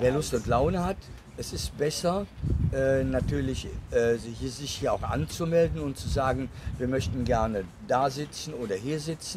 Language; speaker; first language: German; native; German